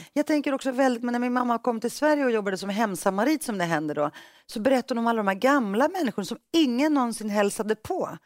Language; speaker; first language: Swedish; early bilingual, other home language; Greek